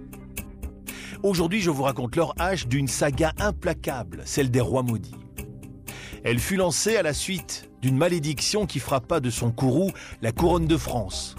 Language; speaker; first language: French; native; French